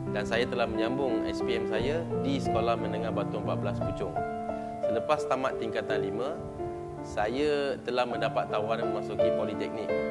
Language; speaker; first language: Malay; non-native, local second language; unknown